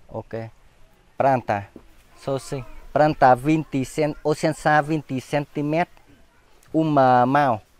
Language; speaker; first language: Portuguese; non-native, learner; Vietnamese